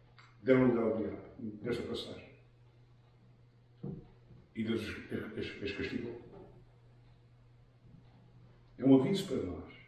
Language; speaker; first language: Portuguese; native; Portuguese